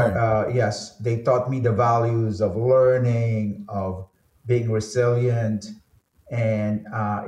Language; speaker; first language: English; non-native, local second language; Filipino